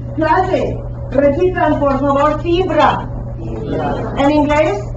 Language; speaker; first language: Spanish; non-native, fluent; English